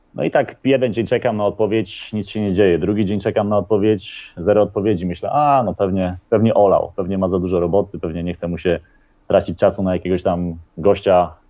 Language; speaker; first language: Polish; native; Polish